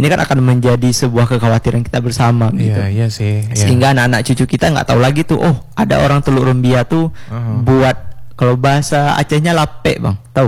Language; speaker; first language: Indonesian; non-native, local second language; Minangkabau